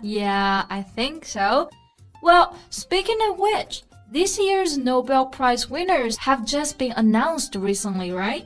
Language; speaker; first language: English; non-native, fluent; Chinese